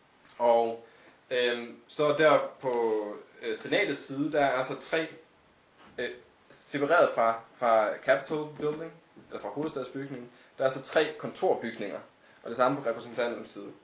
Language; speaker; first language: Danish; native; Danish